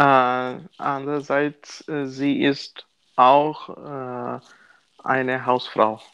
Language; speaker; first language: German; non-native, learner; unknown